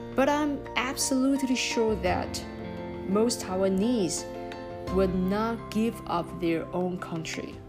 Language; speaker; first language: English; non-native, fluent; Chinese